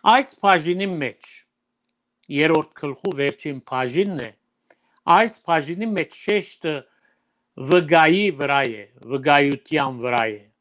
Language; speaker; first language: Armenian; early bilingual, heritage; Armenian